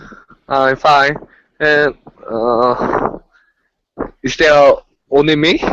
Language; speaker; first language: English; non-native, learner; Korean